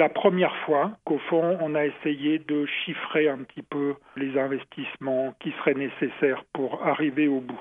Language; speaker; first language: French; native; French